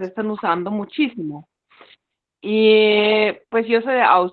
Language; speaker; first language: Spanish; non-native, fluent; German